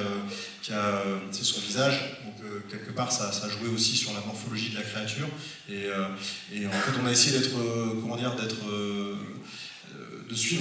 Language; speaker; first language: French; native; French